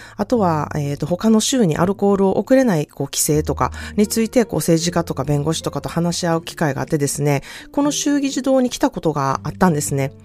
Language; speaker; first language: Japanese; native; Japanese